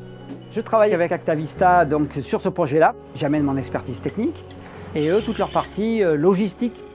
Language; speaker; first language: French; native; French